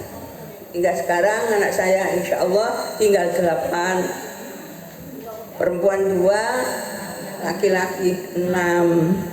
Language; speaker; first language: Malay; non-native, local second language; Javanese